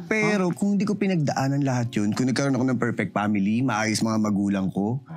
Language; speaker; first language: Filipino; native; Filipino